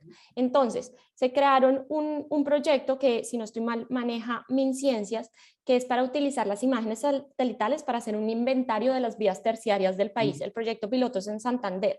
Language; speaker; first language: Spanish; native; Spanish